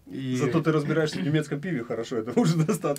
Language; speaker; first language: Russian; native; Russian